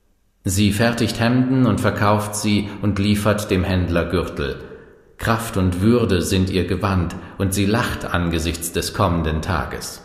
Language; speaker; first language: German; native; German